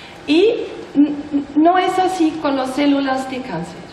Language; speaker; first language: Spanish; non-native, learner; German